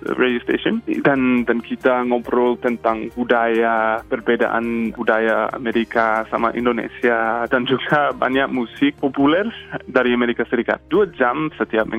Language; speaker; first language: Indonesian; non-native, fluent; English